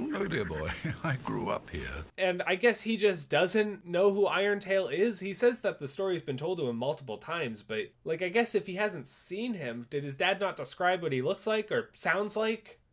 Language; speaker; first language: English; native; English